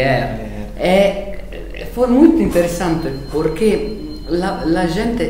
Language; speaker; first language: Portuguese; non-native, learner; Italian